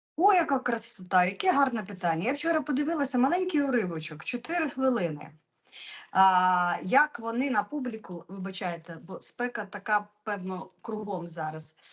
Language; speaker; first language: Ukrainian; non-native, local second language; Russian